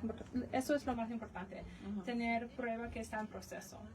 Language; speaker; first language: Spanish; non-native, fluent; English